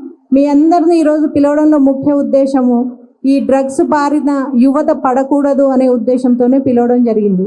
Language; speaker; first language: Telugu; native; Telugu